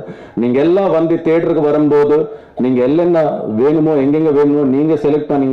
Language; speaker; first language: Tamil; non-native, learner; Telugu